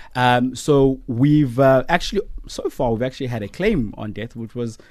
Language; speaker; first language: English; non-native, local second language; Zulu